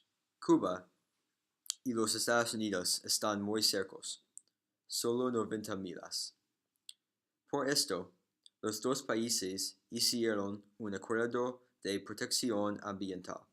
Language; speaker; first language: Spanish; non-native, learner; English